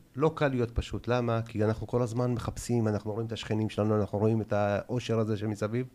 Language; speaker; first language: Hebrew; early bilingual, other home language; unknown